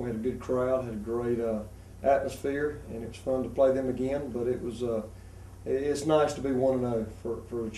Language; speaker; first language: English; native; English